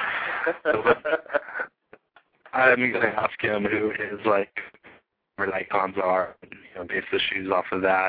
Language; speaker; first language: English; native; English